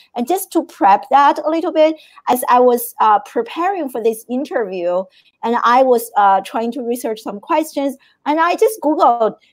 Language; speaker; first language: English; non-native, fluent; Chinese